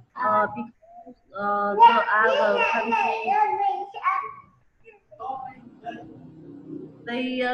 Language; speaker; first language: English; non-native, learner; Vietnamese